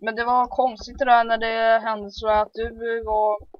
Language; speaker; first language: Swedish; early bilingual, heritage; Swedish